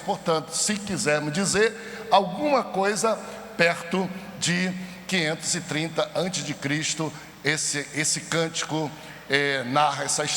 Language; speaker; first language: Portuguese; native; Portuguese